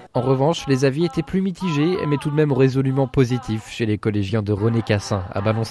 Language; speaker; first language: French; native; French